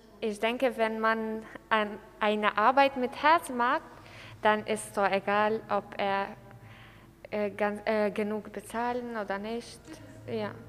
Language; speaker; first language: German; non-native, learner; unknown